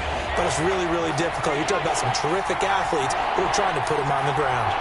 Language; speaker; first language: English; native; English